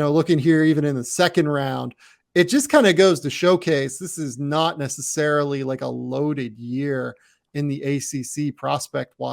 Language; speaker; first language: English; native; English